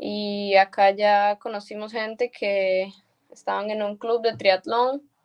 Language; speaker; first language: Spanish; early bilingual, heritage; Spanish